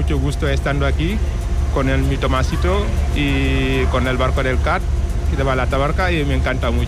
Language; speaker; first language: Spanish; non-native, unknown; Wolof